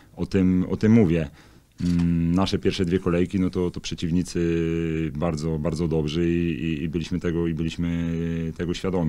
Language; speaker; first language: Polish; native; Polish